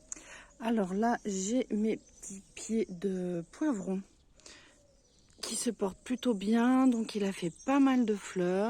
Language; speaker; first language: French; native; French